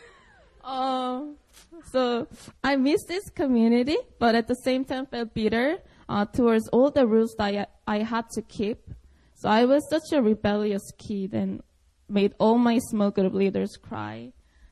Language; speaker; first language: English; non-native, fluent; Korean